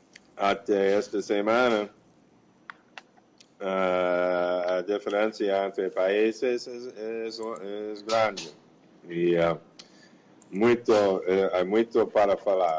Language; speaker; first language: Portuguese; non-native, fluent; English